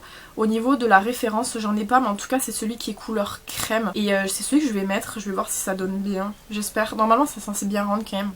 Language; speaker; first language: French; native; French